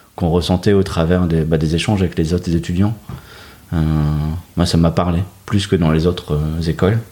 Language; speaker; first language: French; native; French